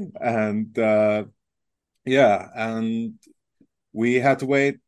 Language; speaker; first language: English; non-native, fluent; Icelandic